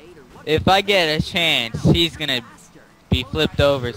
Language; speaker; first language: English; native; English